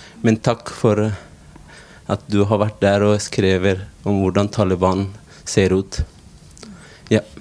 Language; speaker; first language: Norwegian; non-native, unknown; Persian